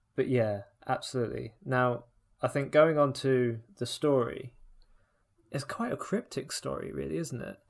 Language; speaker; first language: English; native; English